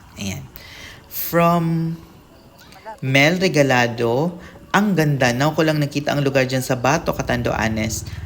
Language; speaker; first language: Filipino; native; Filipino